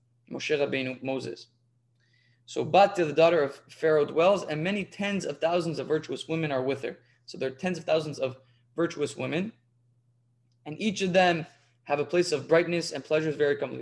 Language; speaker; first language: English; native; English